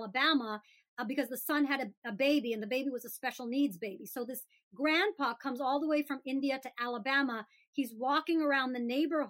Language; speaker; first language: English; native; English